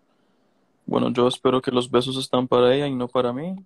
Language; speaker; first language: Spanish; non-native, learner; English